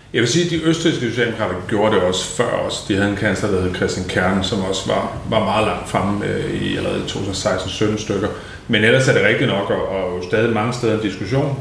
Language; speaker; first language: Danish; native; Danish